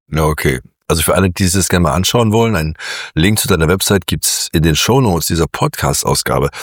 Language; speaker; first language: German; native; German